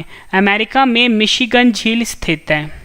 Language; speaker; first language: Hindi; native; Hindi